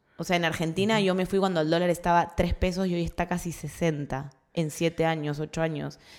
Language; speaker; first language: Spanish; native; Spanish